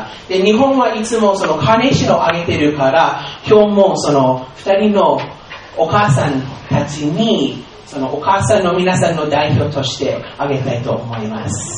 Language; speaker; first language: Japanese; non-native, fluent; English